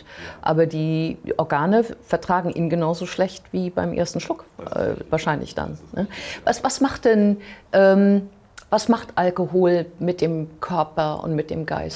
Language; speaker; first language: German; native; German